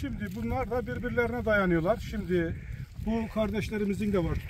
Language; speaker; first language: Turkish; native; Turkish